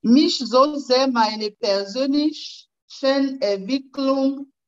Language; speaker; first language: German; non-native, fluent; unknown